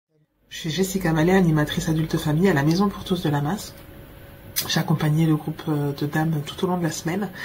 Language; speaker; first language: French; native; French